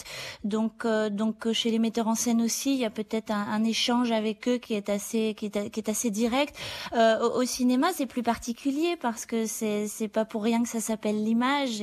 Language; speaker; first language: French; native; French